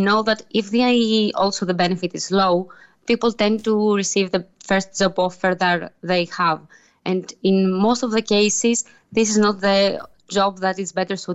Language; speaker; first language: English; native; English